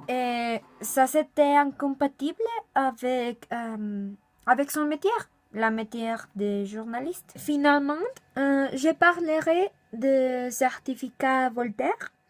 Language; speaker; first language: French; non-native, learner; Spanish